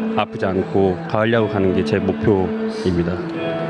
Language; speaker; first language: Korean; native; Korean